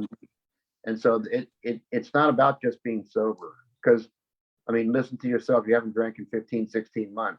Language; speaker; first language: English; native; English